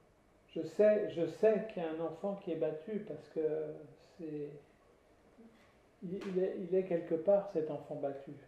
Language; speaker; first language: French; native; French